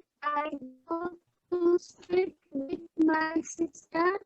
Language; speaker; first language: English; non-native, learner; Hindi